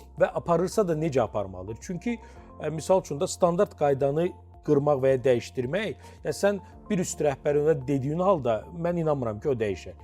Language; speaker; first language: Azerbaijani; native; Azerbaijani